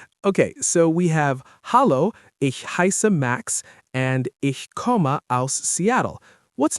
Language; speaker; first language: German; non-native, learner; English